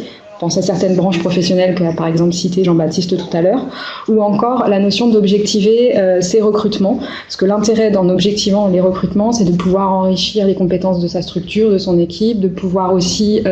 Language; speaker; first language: French; native; French